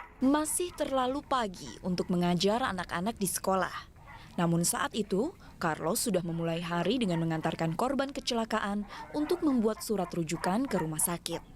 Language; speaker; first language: Indonesian; native; Indonesian